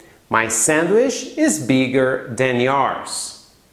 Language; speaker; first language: English; non-native, fluent; Portuguese